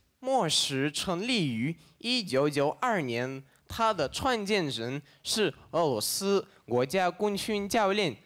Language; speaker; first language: Chinese; non-native, learner; Russian